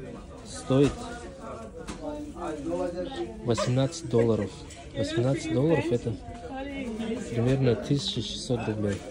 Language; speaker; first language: Russian; non-native, fluent; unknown